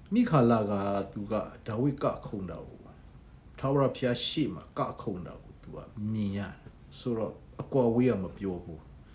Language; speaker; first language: Burmese; non-native, local second language; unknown